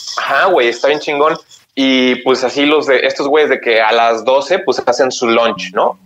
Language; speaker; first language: Spanish; native; Spanish